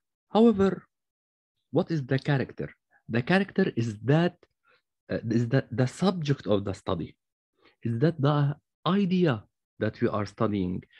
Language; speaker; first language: English; non-native, fluent; Arabic